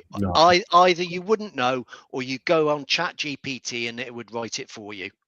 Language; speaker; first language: English; native; English